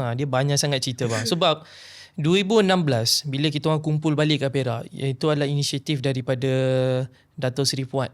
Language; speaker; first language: Malay; non-native, local second language; Tamil